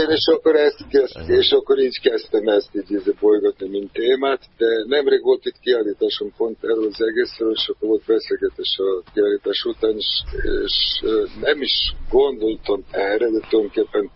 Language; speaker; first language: Hungarian; non-native, fluent; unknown